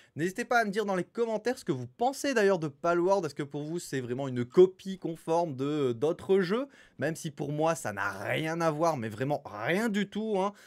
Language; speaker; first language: French; native; French